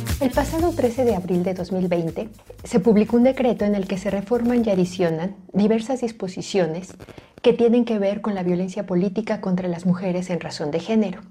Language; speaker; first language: Spanish; native; Spanish